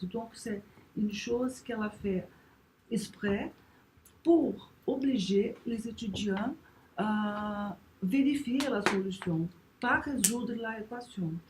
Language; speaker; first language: French; non-native, learner; Portuguese